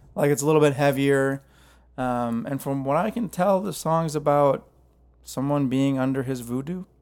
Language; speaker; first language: English; native; English